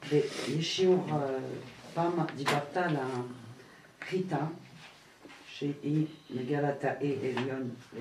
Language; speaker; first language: Hebrew; non-native, learner; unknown